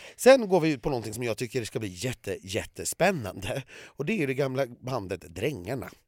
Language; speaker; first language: Swedish; native; Swedish